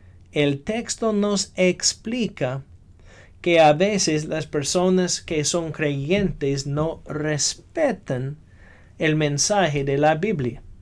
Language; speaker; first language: Spanish; non-native, fluent; English